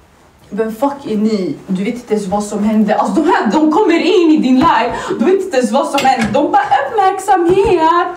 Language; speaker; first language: Swedish; native; Swedish